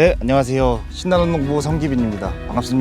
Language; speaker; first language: Korean; native; Korean